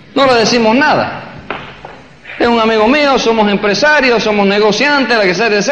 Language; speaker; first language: Spanish; early bilingual, heritage; Spanish